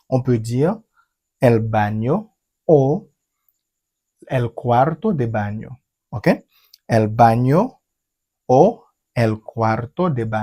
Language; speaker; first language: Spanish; non-native, fluent; French